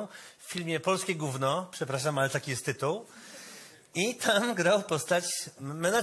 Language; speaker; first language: Polish; native; Polish